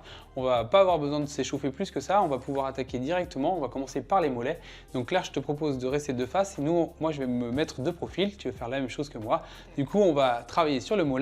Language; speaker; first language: French; native; French